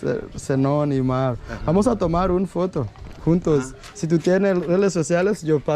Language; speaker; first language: Spanish; non-native, learner; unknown